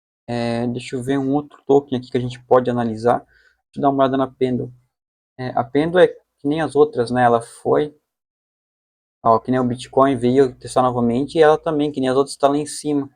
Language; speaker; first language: Portuguese; native; Portuguese